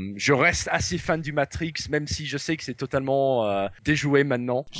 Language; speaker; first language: French; non-native, fluent; English